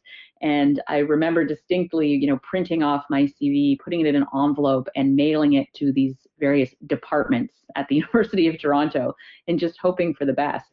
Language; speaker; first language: English; native; English